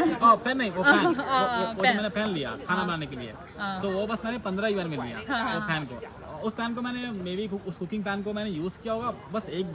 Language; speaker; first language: Hindi; native; Hindi